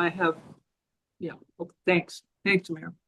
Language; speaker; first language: English; native; English